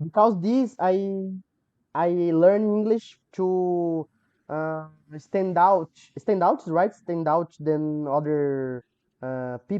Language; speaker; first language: English; non-native, learner; Portuguese